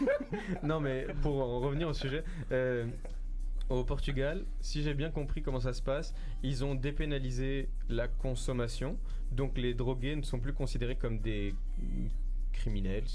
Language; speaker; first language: French; native; French